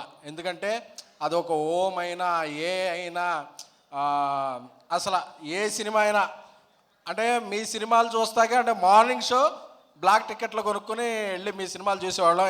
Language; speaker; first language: Telugu; native; Telugu